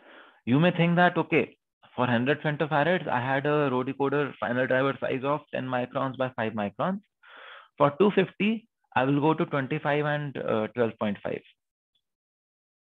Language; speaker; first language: English; non-native, local second language; Hindi